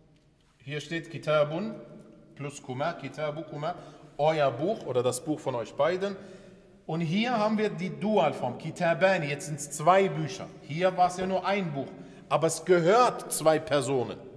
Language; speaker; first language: German; early bilingual, other home language; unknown